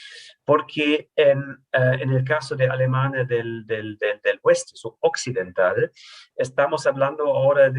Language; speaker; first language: Spanish; non-native, fluent; German